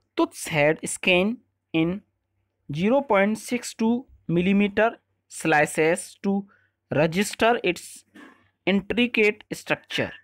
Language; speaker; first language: Hindi; native; Hindi